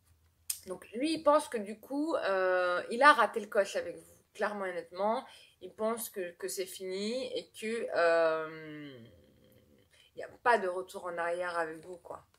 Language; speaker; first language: French; native; French